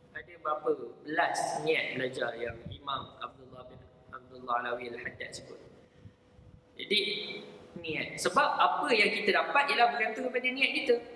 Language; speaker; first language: Malay; native; Malay